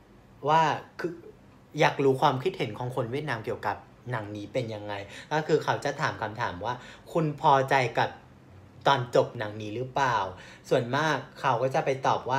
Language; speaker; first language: Thai; non-native, fluent; Vietnamese